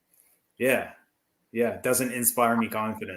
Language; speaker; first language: English; native; English